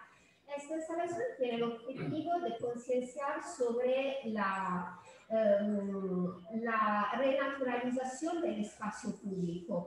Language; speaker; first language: Spanish; non-native, fluent; Italian